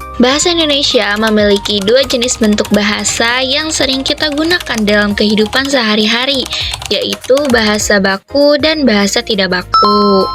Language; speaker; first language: Indonesian; native; Indonesian